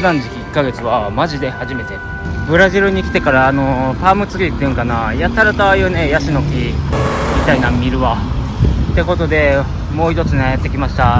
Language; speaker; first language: Japanese; native; Japanese